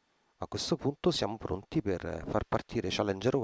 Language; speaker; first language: Italian; native; Italian